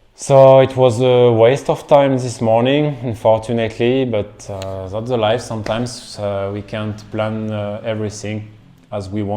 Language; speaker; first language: English; non-native, learner; French